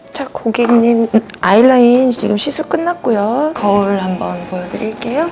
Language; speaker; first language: Korean; native; Korean